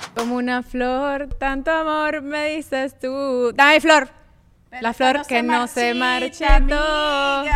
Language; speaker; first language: Spanish; native; Spanish